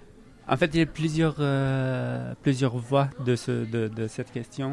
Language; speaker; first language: French; non-native, learner; Arabic